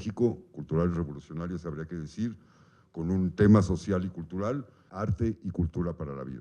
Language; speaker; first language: Spanish; native; Spanish